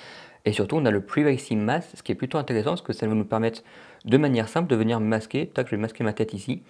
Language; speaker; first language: French; native; French